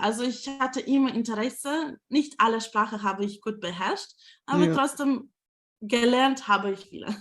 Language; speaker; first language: German; non-native, fluent; Ukrainian